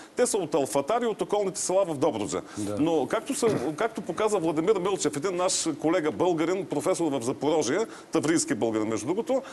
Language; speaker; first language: Bulgarian; native; Bulgarian